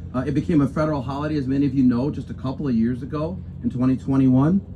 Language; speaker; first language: English; native; English